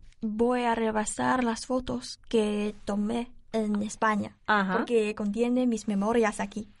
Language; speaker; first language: Spanish; non-native, learner; Chinese